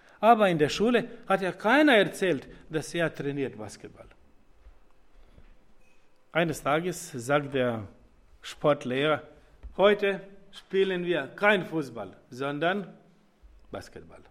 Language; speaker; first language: German; non-native, learner; Croatian